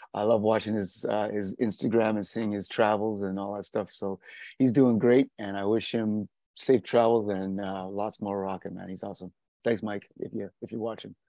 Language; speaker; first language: English; native; English